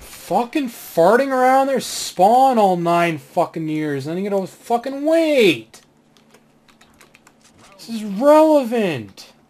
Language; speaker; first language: English; native; English